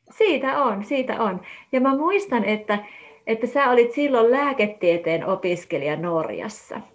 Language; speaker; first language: Finnish; native; Finnish